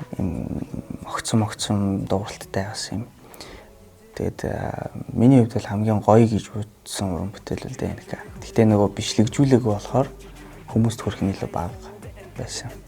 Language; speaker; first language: Mongolian; non-native, fluent; Russian